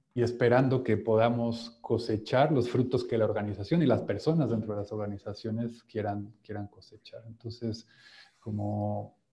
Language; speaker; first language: Spanish; native; Spanish